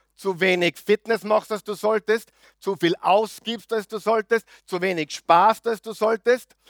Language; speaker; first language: German; native; German